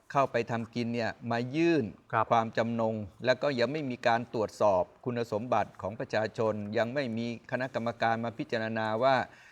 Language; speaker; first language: Thai; native; Thai